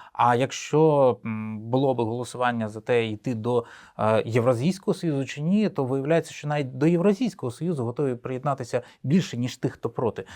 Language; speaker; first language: Ukrainian; native; Ukrainian